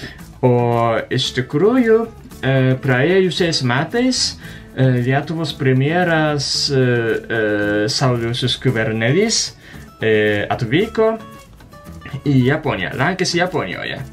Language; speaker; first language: Lithuanian; non-native, fluent; Japanese